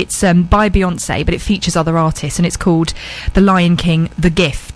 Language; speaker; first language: English; native; English